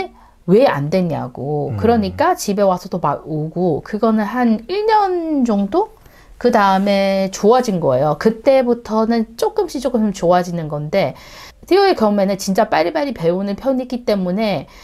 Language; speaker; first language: Korean; non-native, learner; Chinese